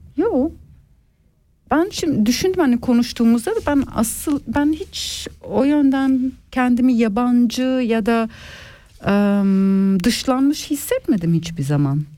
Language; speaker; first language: Turkish; early bilingual, heritage; Turkish